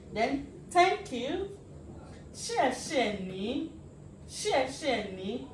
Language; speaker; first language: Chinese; non-native, learner; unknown